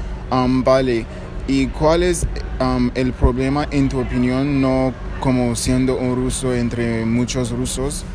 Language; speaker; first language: Spanish; non-native, fluent; English